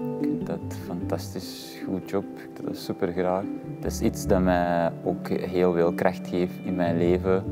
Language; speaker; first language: Dutch; non-native, fluent; Chechen